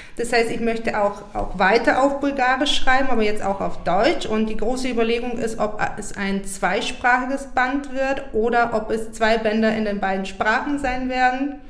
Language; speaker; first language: German; non-native, fluent; Bulgarian